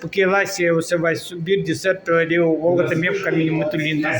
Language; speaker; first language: Portuguese; non-native, fluent; Russian